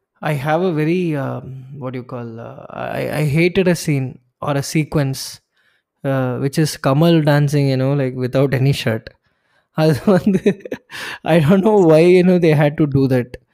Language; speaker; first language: English; non-native, local second language; Tamil